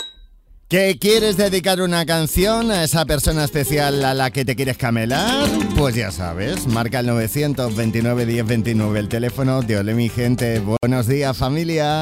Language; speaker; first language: Spanish; native; Spanish